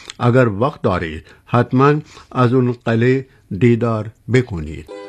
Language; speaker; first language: Persian; non-native, fluent; Urdu